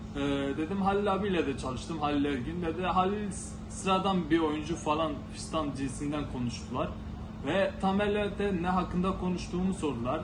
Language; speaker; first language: Turkish; non-native, local second language; Kurdish